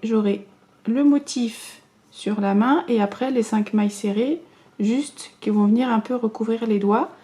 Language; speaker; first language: French; native; French